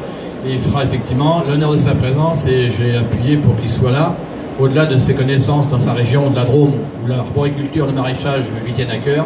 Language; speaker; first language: French; native; French